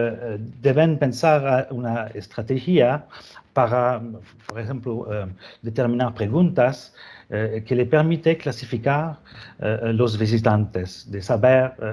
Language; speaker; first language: Spanish; non-native, fluent; French